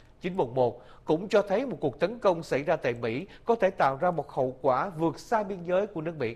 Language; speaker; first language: Vietnamese; native; Vietnamese